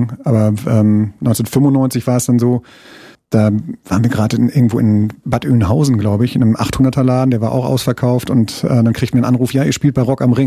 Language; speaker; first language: German; native; German